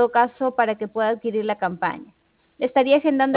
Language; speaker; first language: Spanish; native; Spanish